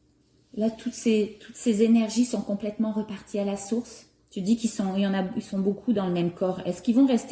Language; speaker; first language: French; native; French